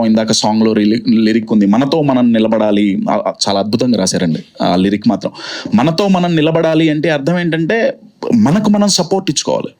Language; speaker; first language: Telugu; native; Telugu